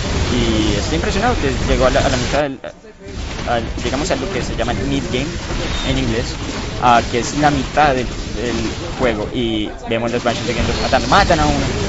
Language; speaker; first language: Spanish; native; Spanish